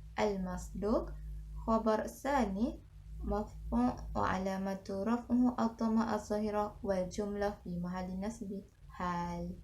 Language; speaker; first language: Arabic; non-native, learner; Malay